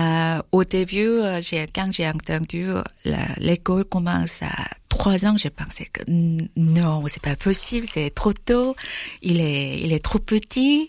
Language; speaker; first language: French; non-native, learner; Korean